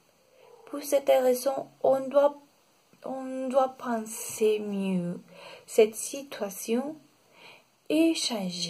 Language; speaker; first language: French; non-native, learner; Spanish